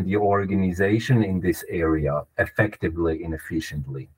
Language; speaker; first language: English; non-native, fluent; German